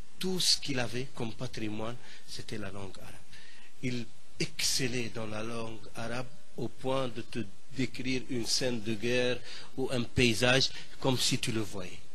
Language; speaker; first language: French; non-native, local second language; Arabic